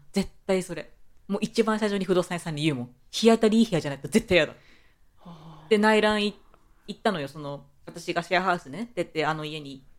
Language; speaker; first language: Japanese; native; Japanese